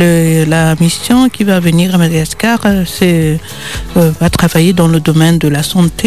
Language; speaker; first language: French; non-native, local second language; Malagasy